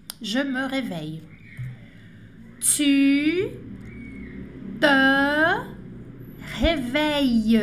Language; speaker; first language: French; non-native, fluent; Portuguese